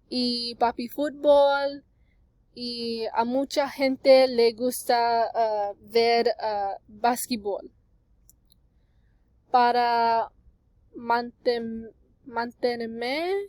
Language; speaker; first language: Spanish; non-native, learner; English